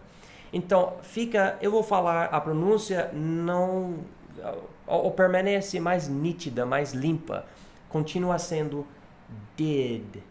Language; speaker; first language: Portuguese; non-native, fluent; English